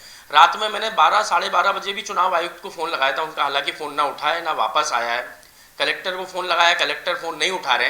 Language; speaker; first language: Hindi; native; Hindi